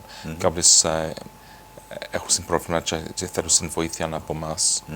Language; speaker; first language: Greek; early bilingual, heritage; English